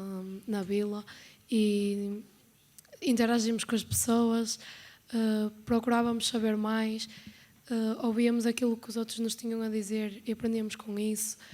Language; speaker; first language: Portuguese; native; Portuguese